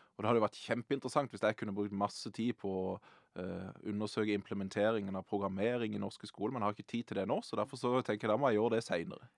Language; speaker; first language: Norwegian; native; Norwegian